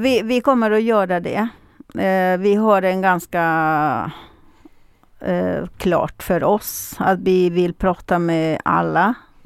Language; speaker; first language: Swedish; non-native, fluent; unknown